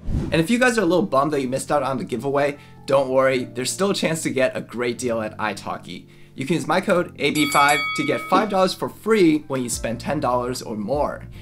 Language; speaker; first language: English; early bilingual, other home language; Chinese